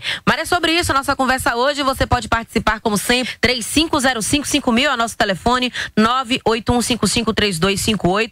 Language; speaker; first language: Portuguese; native; Portuguese